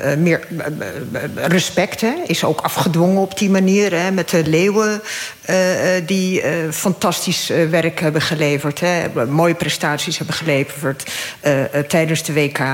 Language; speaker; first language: Dutch; early bilingual, other home language; Arabic